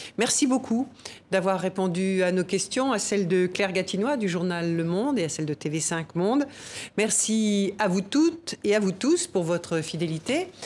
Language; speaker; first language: French; native; French